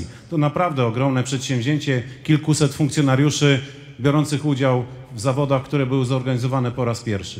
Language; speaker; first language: Polish; native; Polish